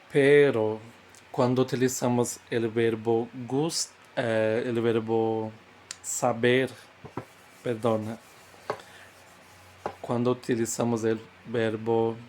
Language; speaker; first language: Spanish; non-native, fluent; Portuguese